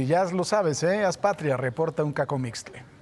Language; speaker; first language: Spanish; native; Spanish